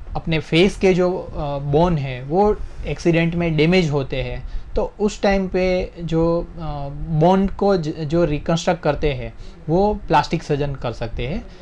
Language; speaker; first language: Hindi; non-native, local second language; Gujarati